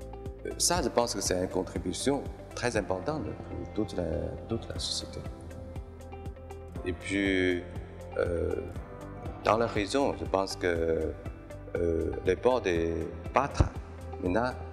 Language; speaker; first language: French; non-native, fluent; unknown